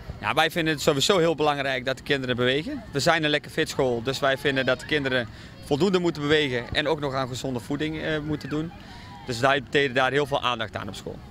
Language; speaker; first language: Dutch; native; Dutch